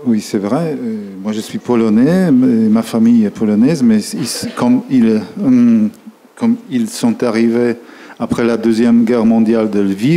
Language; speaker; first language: French; non-native, fluent; Polish